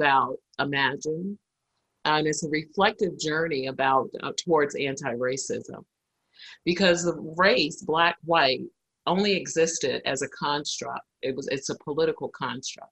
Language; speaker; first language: English; native; English